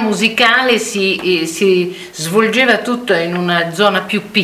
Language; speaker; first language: Italian; native; Italian